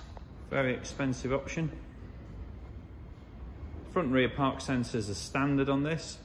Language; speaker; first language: English; native; English